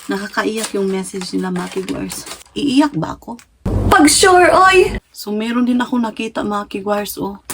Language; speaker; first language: Filipino; non-native, local second language; Cebuano